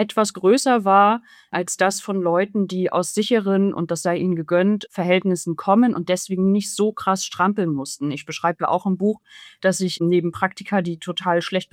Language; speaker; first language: German; native; German